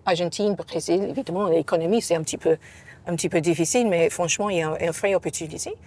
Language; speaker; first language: French; non-native, fluent; English